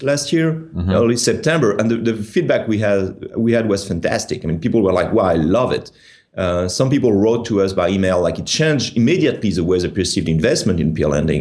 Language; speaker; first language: English; non-native, fluent; French